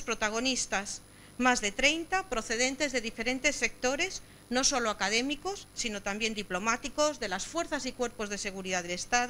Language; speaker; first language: Spanish; native; Spanish